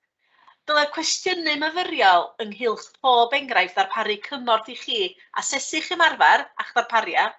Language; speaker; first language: Welsh; native; Welsh